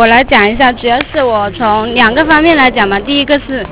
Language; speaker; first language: Chinese; native; Chinese